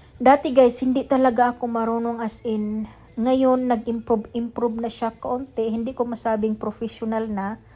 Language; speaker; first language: Filipino; non-native, local second language; Cebuano